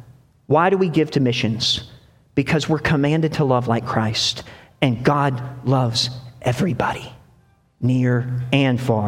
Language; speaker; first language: English; native; English